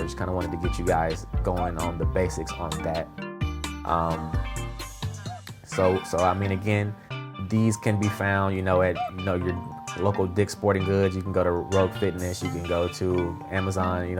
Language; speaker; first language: English; native; English